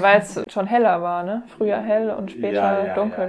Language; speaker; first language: German; native; German